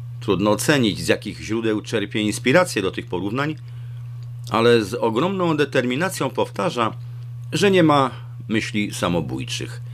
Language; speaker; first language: Polish; native; Polish